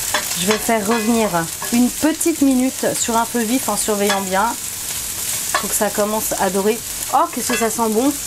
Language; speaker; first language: French; native; French